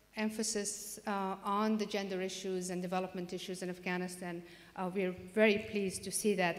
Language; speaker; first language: English; non-native, fluent; Persian